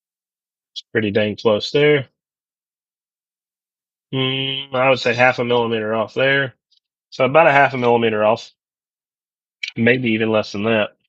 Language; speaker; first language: English; native; English